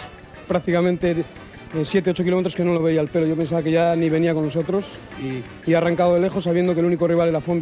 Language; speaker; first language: Spanish; native; Spanish